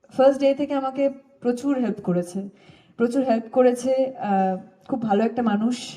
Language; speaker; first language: Bangla; native; Bangla